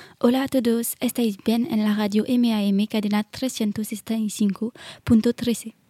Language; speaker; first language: Spanish; non-native, learner; French